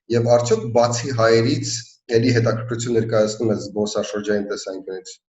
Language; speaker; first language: Armenian; native; Armenian